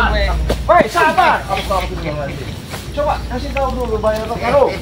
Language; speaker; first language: Indonesian; native; Indonesian